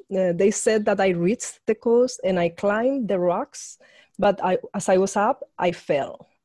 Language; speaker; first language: English; non-native, fluent; Spanish